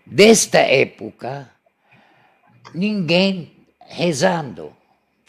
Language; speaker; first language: Portuguese; non-native, learner; Arabic